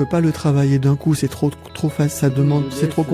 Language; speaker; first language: French; native; French